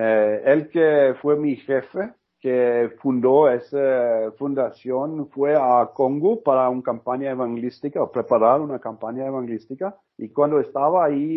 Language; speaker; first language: Spanish; non-native, learner; Norwegian